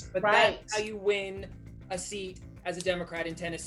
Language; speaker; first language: English; native; English